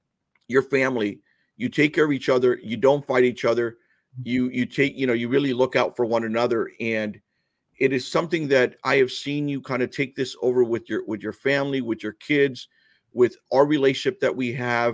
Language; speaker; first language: English; early bilingual, other home language; Spanish